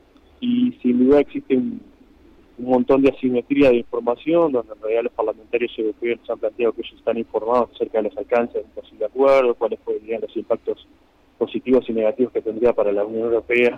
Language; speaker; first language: Spanish; native; Spanish